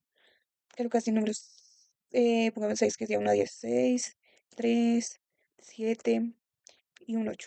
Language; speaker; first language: Spanish; native; Spanish